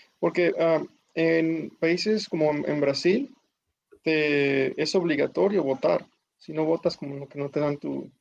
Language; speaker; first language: Spanish; early bilingual, heritage; Spanish